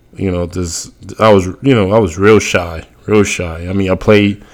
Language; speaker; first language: English; early bilingual, other home language; Spanish